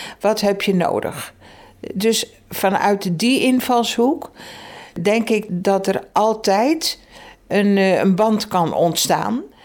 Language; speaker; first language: Dutch; native; Dutch